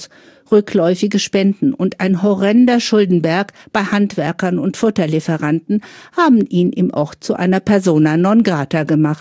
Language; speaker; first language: German; native; German